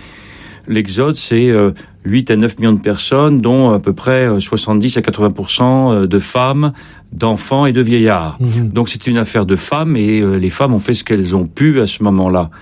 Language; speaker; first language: French; native; French